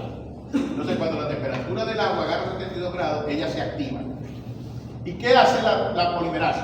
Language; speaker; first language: Spanish; native; Spanish